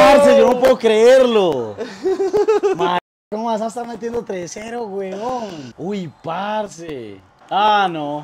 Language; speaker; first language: Spanish; native; Spanish